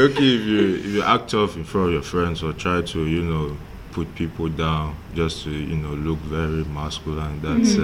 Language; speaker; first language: English; non-native, local second language; French